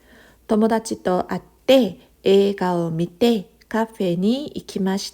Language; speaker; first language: Japanese; non-native, fluent; Korean